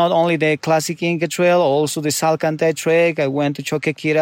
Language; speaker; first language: English; non-native, fluent; Spanish